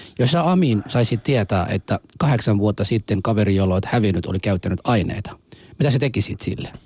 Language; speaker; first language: Finnish; early bilingual, other home language; Somali